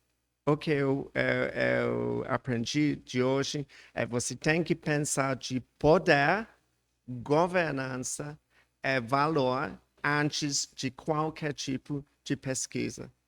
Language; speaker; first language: Portuguese; non-native, learner; English